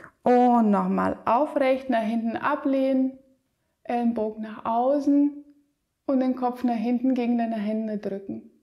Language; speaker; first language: German; native; German